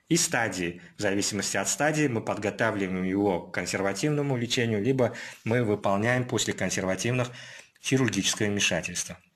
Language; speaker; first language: Russian; non-native, local second language; Uzbek